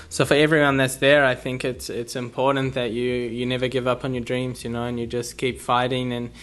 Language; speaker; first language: English; native; English